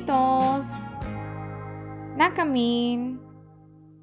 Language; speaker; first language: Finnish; non-native, learner; Bangla